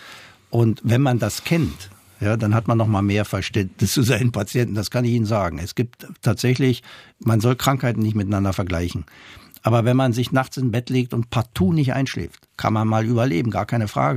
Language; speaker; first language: German; non-native, fluent; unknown